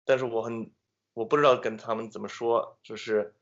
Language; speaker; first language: Chinese; non-native, fluent; English